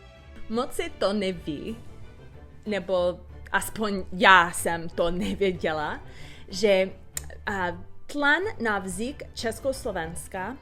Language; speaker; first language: Czech; non-native, learner; English